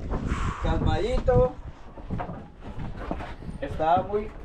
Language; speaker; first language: Spanish; native; Spanish